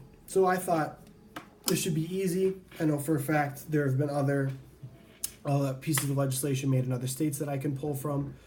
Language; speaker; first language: English; native; English